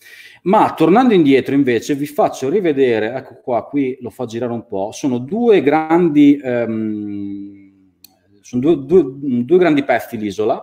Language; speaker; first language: Italian; native; Italian